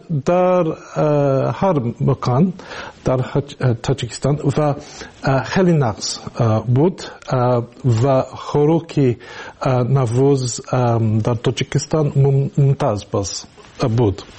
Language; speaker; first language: Tajik; non-native, learner; English